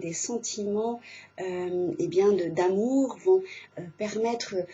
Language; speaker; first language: French; native; French